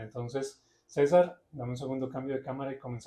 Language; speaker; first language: Spanish; native; Spanish